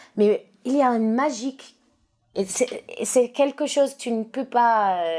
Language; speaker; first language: French; non-native, learner; English